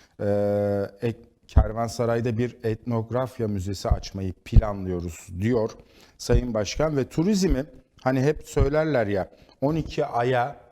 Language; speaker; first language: Turkish; native; Turkish